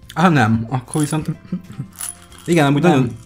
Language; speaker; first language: Hungarian; native; Hungarian